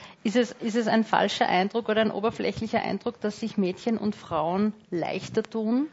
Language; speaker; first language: German; native; German